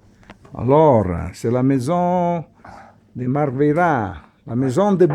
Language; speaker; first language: French; non-native, learner; Italian